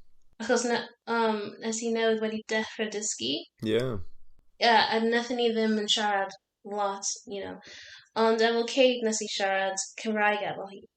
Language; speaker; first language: Welsh; non-native, learner; English